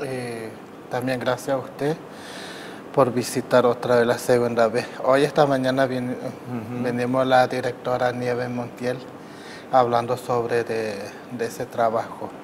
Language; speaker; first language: Spanish; non-native, learner; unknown